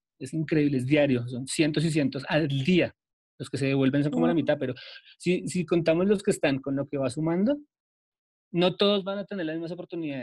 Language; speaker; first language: Spanish; native; Spanish